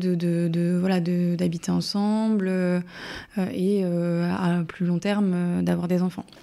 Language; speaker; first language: French; native; French